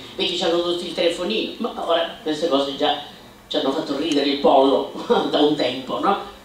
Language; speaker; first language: Italian; native; Italian